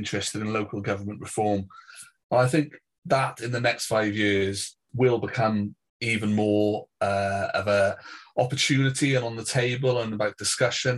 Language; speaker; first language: English; native; English